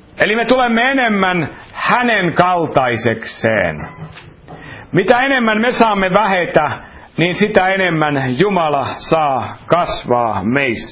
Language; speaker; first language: Finnish; native; Finnish